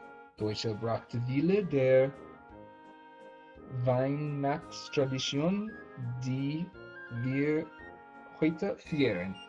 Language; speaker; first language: German; non-native, learner; English